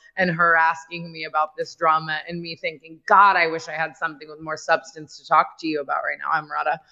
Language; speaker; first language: English; native; English